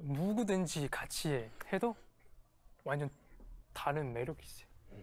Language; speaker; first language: Korean; non-native, fluent; Chinese